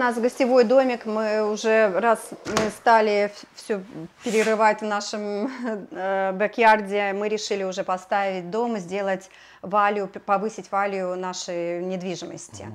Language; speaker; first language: Russian; native; Russian